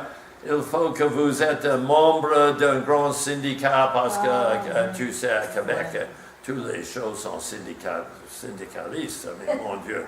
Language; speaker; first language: French; non-native, learner; English